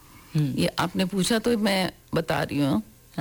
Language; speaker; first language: Hindi; native; Hindi